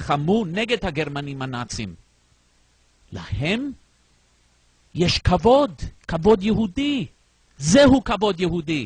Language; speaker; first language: Hebrew; non-native, fluent; English